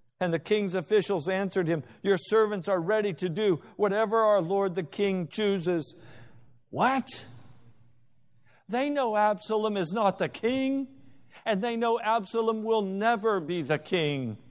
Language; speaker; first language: English; native; English